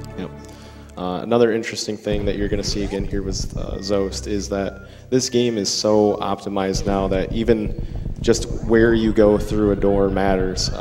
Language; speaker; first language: English; native; English